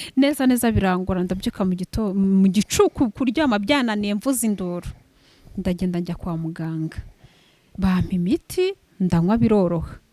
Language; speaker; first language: Kinyarwanda; native; Kinyarwanda